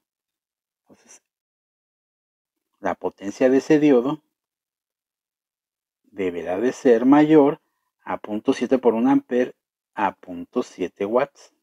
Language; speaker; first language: Spanish; native; Spanish